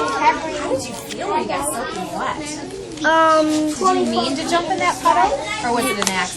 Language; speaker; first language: English; native; English